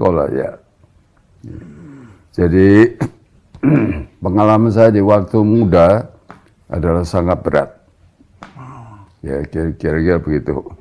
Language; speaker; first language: Indonesian; non-native, local second language; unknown